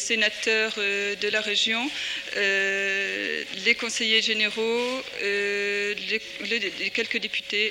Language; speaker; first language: French; native; French